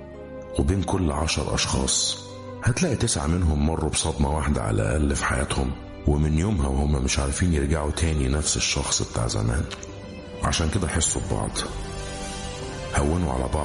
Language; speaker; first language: Arabic; native; Arabic